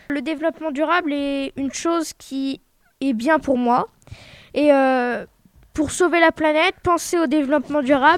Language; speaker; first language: French; native; French